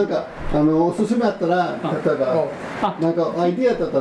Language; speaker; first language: Japanese; non-native, fluent; English